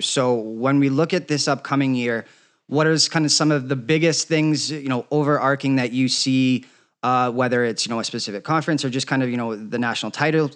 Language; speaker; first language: English; native; English